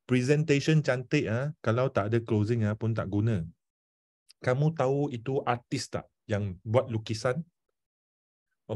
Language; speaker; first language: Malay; non-native, local second language; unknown